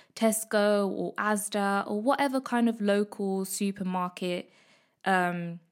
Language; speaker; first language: English; native; English